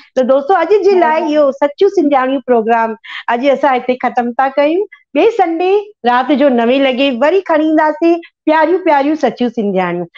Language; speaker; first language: Sindhi; early bilingual, heritage; Sindhi